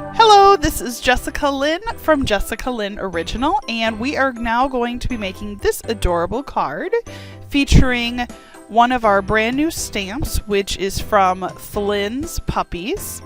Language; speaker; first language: English; native; English